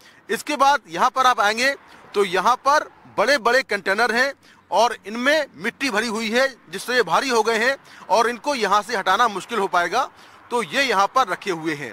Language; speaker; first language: Hindi; native; Hindi